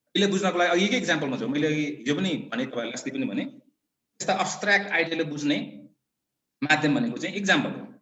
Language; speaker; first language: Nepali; non-native, local second language; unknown